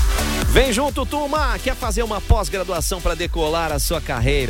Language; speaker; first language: Portuguese; native; Portuguese